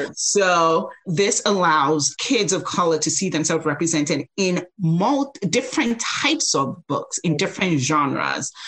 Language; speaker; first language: English; non-native, local second language; Yoruba